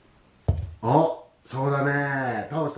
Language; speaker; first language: Japanese; native; Japanese